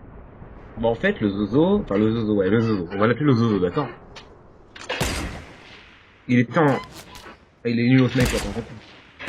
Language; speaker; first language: French; native; French